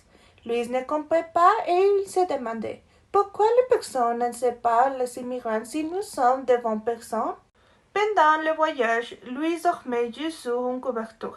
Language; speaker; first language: French; non-native, learner; Spanish